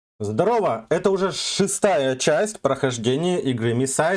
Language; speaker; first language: Russian; native; Russian